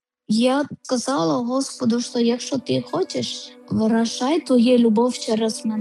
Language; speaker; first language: Ukrainian; non-native, learner; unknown